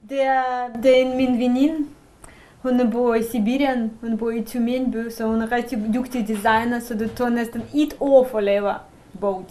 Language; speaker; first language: Danish; non-native, learner; Russian